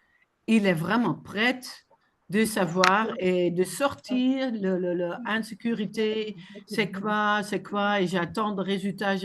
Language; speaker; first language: French; non-native, fluent; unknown